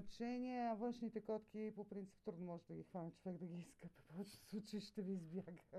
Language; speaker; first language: Bulgarian; native; Bulgarian